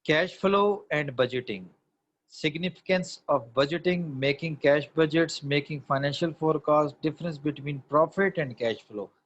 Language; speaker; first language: English; non-native, local second language; Urdu